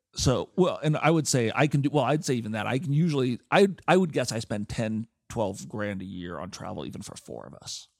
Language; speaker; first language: English; native; English